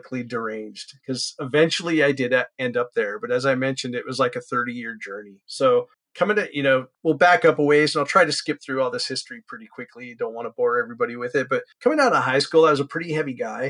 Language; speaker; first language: English; native; English